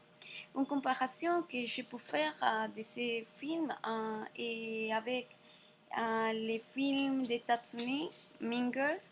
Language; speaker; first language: French; non-native, learner; Spanish